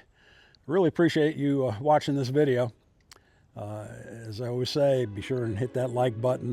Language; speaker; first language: English; native; English